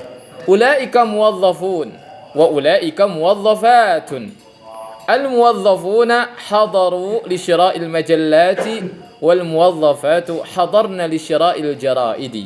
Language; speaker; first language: Arabic; non-native, fluent; Indonesian